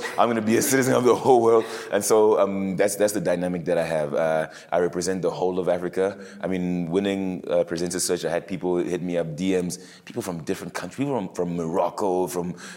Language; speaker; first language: English; early bilingual, other home language; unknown